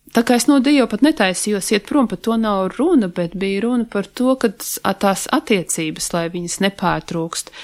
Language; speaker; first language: Latvian; native; Latvian